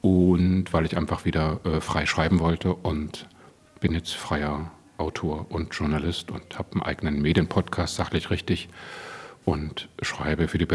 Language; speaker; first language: German; native; German